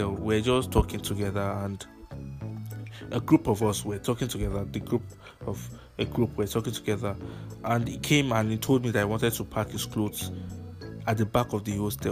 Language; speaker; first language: English; non-native, local second language; Yoruba